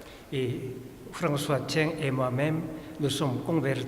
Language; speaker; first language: French; non-native, fluent; Korean